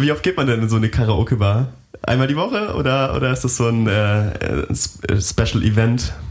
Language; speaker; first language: German; native; German